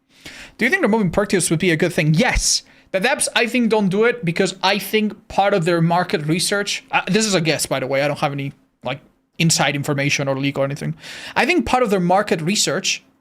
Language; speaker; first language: English; native; English